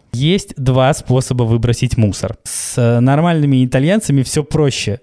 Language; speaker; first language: Russian; native; Russian